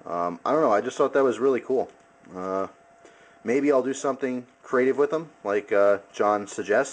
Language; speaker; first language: English; native; English